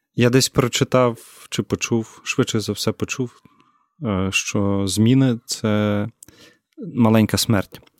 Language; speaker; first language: Ukrainian; native; Ukrainian